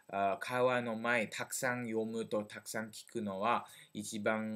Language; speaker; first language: Japanese; non-native, learner; French